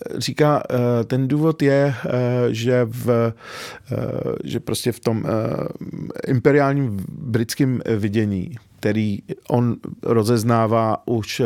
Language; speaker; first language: Czech; early bilingual, other home language; Arabic